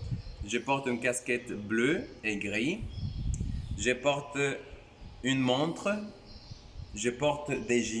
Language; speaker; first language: French; non-native, fluent; Spanish